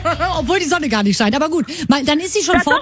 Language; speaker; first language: German; native; German